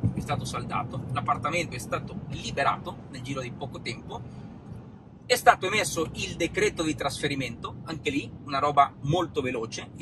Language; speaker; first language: Italian; non-native, fluent; Spanish